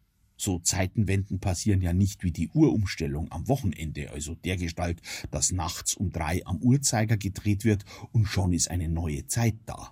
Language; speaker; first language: German; native; German